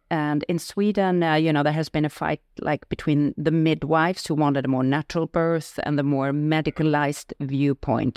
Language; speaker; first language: English; non-native, fluent; Swedish